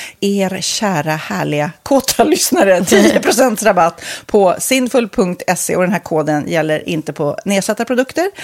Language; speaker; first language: Swedish; native; Swedish